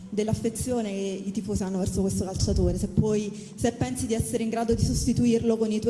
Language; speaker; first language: Italian; native; Italian